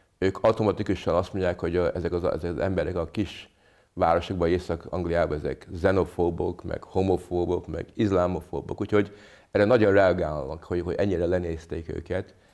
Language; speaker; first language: Hungarian; early bilingual, other home language; English